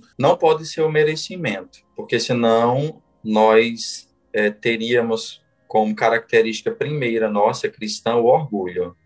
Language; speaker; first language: Portuguese; native; Portuguese